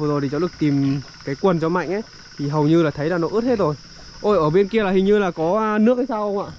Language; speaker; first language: Vietnamese; native; Vietnamese